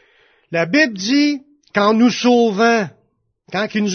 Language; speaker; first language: French; native; French